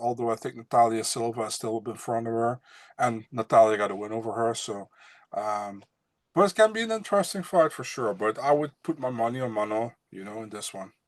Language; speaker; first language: English; non-native, fluent; Dutch